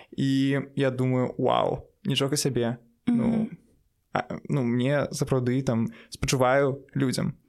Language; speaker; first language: Belarusian; non-native, local second language; Russian